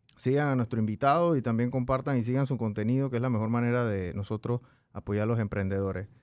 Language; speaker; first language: Spanish; native; Spanish